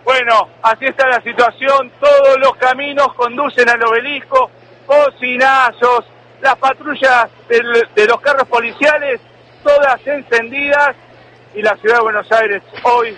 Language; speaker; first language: Spanish; native; Spanish